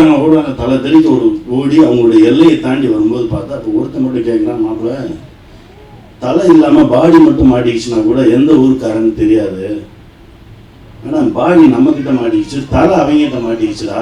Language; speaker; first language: Tamil; native; Tamil